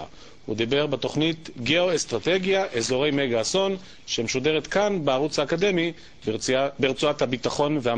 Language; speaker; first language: Hebrew; native; Hebrew